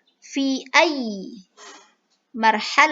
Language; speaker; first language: Arabic; non-native, fluent; Indonesian